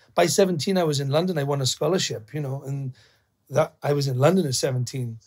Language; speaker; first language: English; native; English